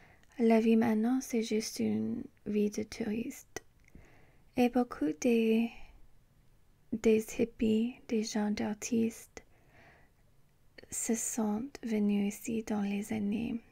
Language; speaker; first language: French; non-native, learner; English